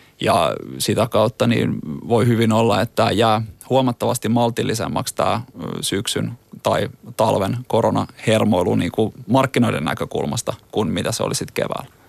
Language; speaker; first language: Finnish; native; Finnish